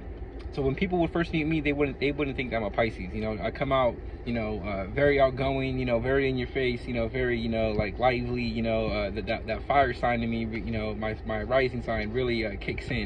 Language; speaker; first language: English; native; English